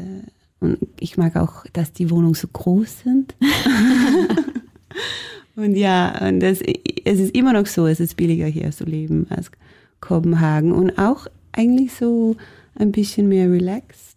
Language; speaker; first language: German; non-native, fluent; Danish